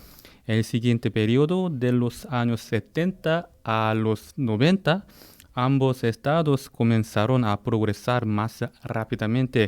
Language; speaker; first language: Spanish; non-native, fluent; Korean